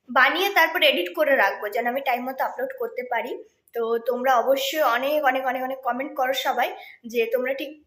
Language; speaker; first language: Bangla; non-native, local second language; Santali